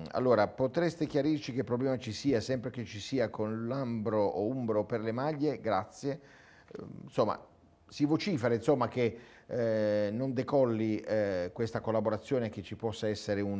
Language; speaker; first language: Italian; native; Italian